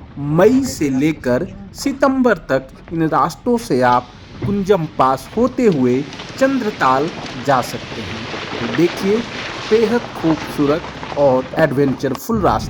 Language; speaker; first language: Hindi; native; Hindi